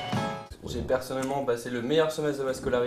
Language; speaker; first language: French; native; French